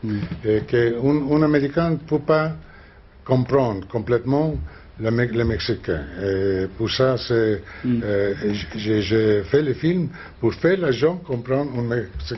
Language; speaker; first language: French; non-native, learner; Spanish